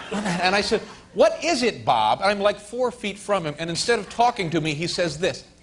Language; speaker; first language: English; native; English